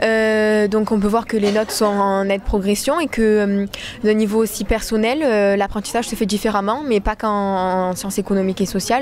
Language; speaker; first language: French; native; French